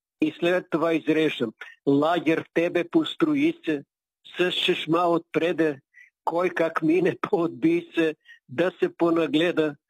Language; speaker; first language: Bulgarian; native; Bulgarian